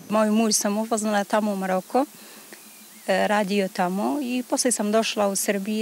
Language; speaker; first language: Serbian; non-native, learner; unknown